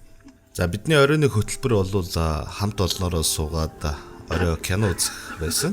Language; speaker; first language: Mongolian; native; Mongolian